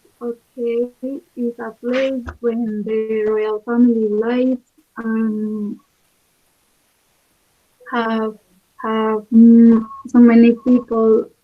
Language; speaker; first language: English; non-native, learner; Spanish